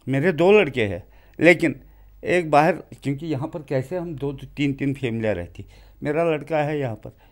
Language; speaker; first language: Hindi; non-native, local second language; Kashmiri